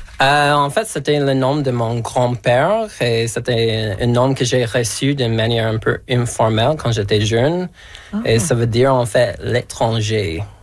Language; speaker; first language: French; non-native, local second language; English